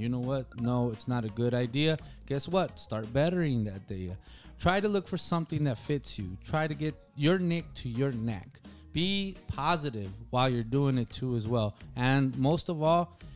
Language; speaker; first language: English; early bilingual, other home language; Spanish